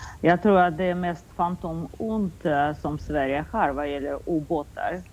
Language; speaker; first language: Swedish; non-native, fluent; Russian